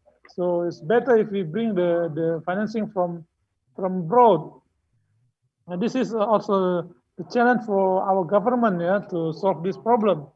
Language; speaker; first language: English; non-native, learner; Indonesian